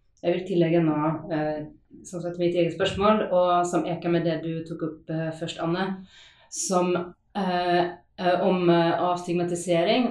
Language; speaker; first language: Norwegian; non-native, fluent; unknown